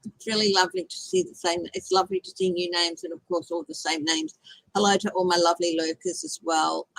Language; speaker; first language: English; native; English